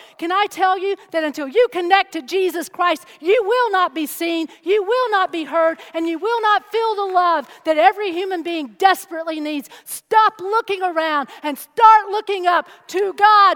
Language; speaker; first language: English; native; English